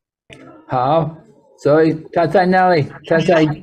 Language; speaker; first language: Chinese; non-native, learner; English